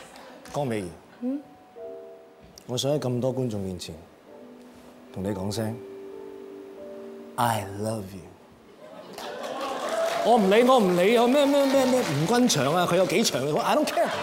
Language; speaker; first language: Cantonese; native; Cantonese